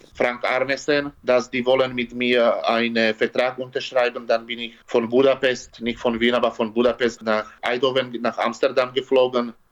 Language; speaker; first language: German; non-native, learner; Slovak